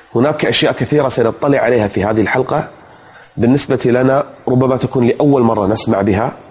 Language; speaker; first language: Arabic; native; Arabic